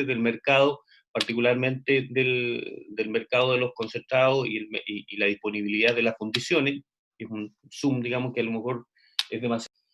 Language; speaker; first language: Spanish; native; Spanish